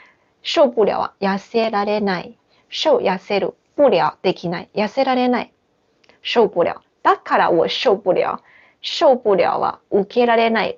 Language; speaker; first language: Japanese; non-native, fluent; Chinese